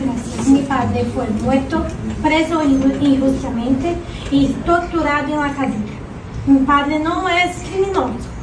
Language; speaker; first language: Spanish; non-native, learner; Portuguese